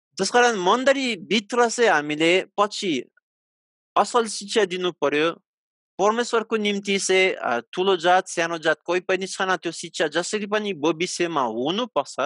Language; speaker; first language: Nepali; non-native, fluent; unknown